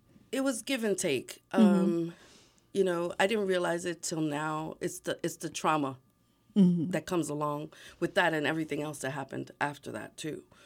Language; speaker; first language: English; early bilingual, other home language; Spanish